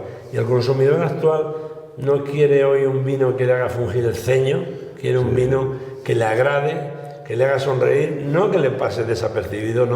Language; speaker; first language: Spanish; native; Spanish